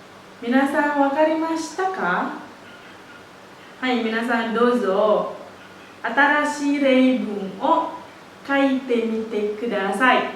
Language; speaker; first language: Japanese; non-native, fluent; Indonesian